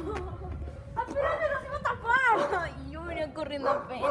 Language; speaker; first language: Spanish; native; Spanish